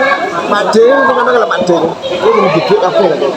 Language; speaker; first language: Indonesian; non-native, local second language; Javanese